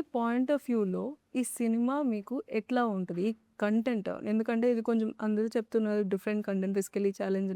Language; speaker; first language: Telugu; native; Telugu